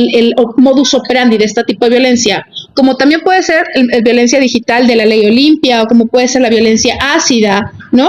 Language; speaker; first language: Spanish; native; Spanish